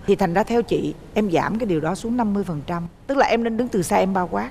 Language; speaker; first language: Vietnamese; native; Vietnamese